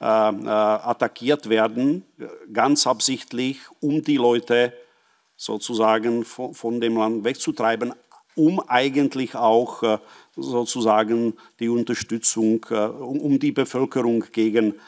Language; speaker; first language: German; non-native, fluent; Czech